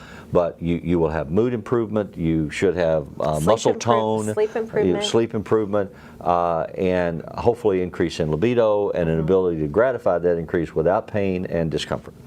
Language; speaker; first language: English; native; English